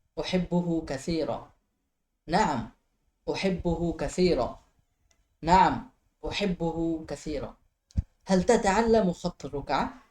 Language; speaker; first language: Arabic; non-native, fluent; Bangla